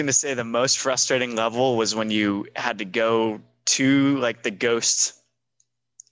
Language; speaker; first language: English; native; English